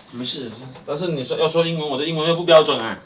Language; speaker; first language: Chinese; native; Chinese